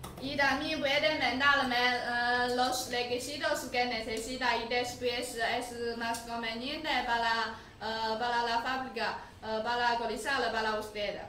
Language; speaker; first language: Spanish; non-native, learner; Chinese